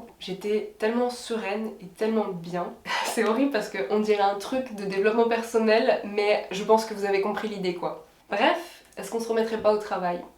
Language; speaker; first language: French; native; French